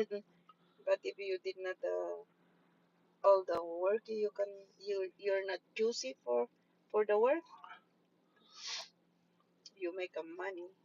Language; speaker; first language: English; non-native, local second language; Filipino